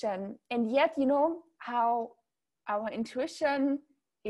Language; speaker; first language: English; non-native, fluent; German